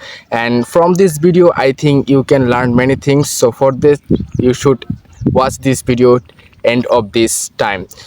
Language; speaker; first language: English; non-native, learner; Bangla